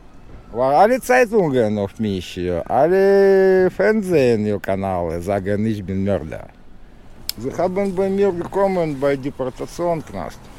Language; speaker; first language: German; non-native, learner; Russian